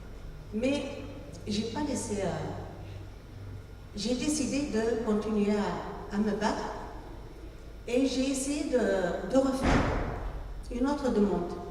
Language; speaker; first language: French; non-native, local second language; Arabic